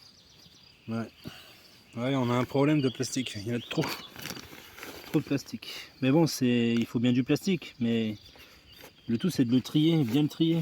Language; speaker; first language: French; native; French